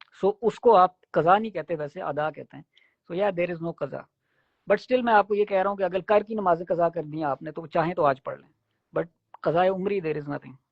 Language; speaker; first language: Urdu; native; Urdu